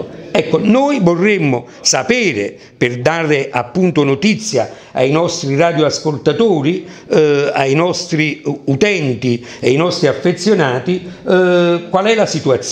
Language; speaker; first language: Italian; native; Italian